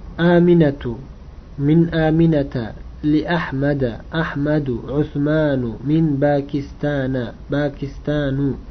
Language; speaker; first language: Arabic; non-native, fluent; Uzbek